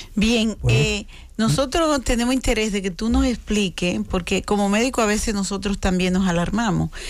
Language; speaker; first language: Spanish; native; Spanish